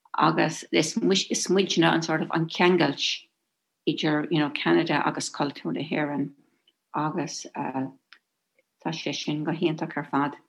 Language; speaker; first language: Irish; non-native, local second language; English